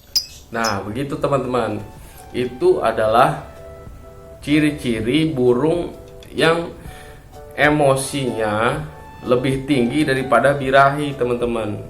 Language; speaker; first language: Indonesian; native; Indonesian